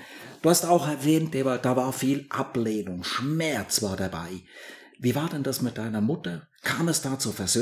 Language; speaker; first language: German; native; German